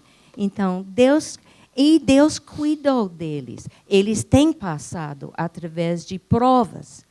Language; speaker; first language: Portuguese; non-native, fluent; English